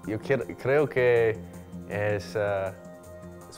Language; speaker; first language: Spanish; non-native, fluent; English